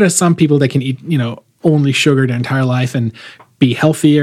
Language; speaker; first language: English; non-native, fluent; German